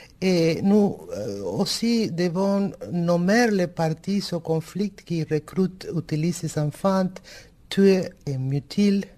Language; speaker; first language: French; non-native, fluent; Spanish